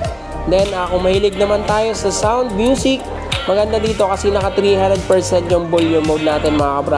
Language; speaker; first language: Filipino; native; Filipino